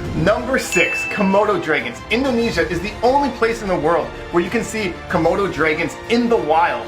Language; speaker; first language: English; native; English